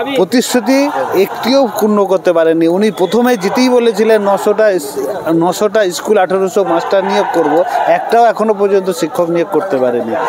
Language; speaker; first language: Bangla; non-native, local second language; Santali